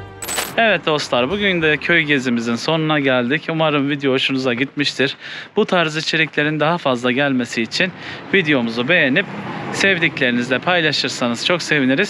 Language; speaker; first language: Turkish; native; Turkish